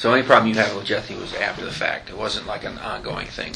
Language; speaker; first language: English; native; English